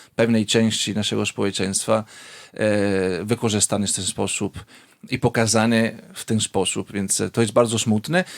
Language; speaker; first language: Polish; non-native, fluent; Italian